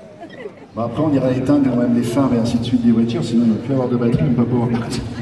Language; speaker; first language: French; native; French